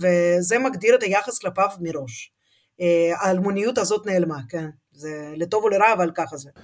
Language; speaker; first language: Hebrew; non-native, fluent; Russian